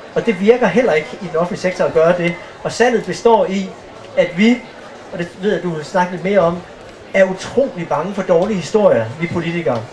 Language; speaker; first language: Danish; native; Danish